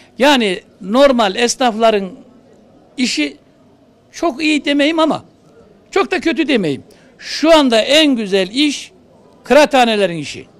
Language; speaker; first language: Turkish; native; Turkish